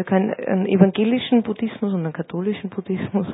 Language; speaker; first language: German; native; German